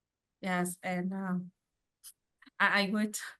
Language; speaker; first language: English; non-native, learner; Vietnamese